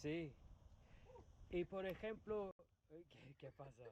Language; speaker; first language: Spanish; non-native, learner; English